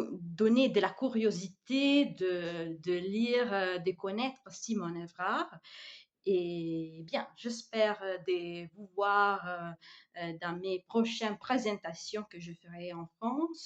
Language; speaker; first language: French; non-native, fluent; Italian